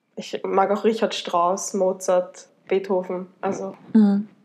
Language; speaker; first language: German; native; German